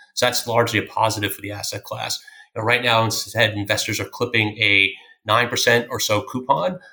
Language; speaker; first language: English; native; English